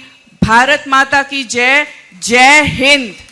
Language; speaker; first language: Tamil; non-native, local second language; Gujarati